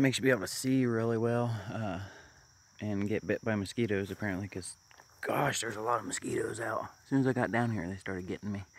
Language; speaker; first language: English; native; English